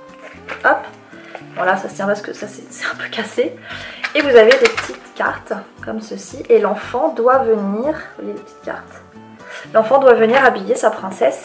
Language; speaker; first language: French; native; French